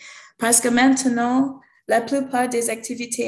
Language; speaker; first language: French; non-native, fluent; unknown